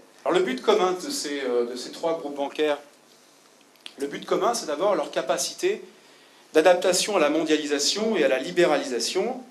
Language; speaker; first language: French; native; French